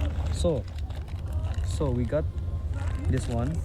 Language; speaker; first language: English; non-native, learner; Indonesian